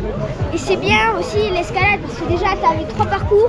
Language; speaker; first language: French; native; French